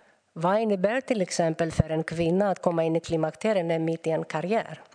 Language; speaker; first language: Swedish; non-native, fluent; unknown